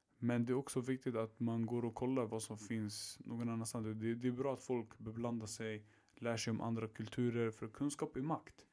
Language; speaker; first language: Swedish; early bilingual, other home language; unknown